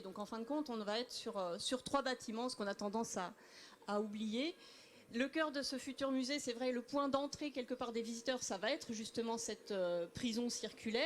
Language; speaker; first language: French; native; French